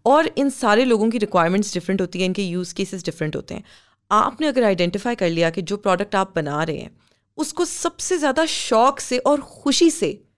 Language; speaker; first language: Hindi; native; Hindi